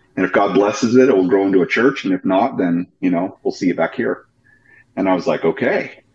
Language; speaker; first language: English; native; English